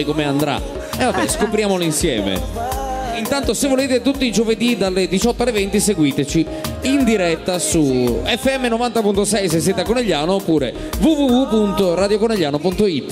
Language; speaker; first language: Italian; native; Italian